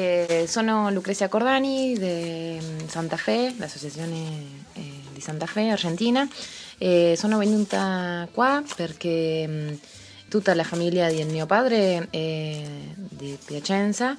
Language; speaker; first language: Italian; early bilingual, heritage; Spanish